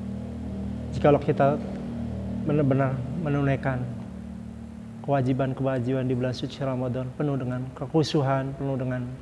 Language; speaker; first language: Indonesian; native; Indonesian